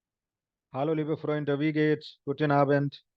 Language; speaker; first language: German; non-native, fluent; Hindi